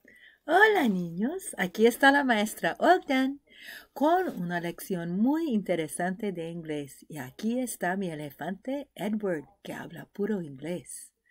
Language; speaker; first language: Spanish; non-native, fluent; English